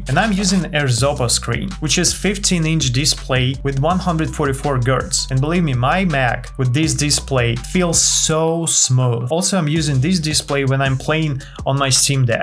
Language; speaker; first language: English; non-native, fluent; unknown